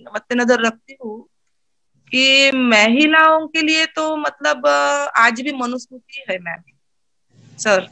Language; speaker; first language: Hindi; non-native, local second language; Marathi